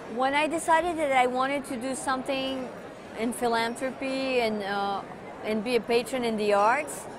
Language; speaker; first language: English; non-native, fluent; Portuguese